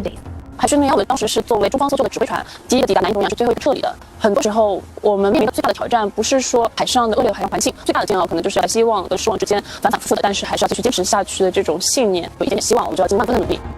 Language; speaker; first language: Chinese; native; Chinese